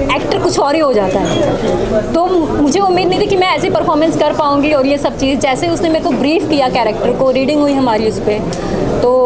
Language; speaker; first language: Hindi; native; Hindi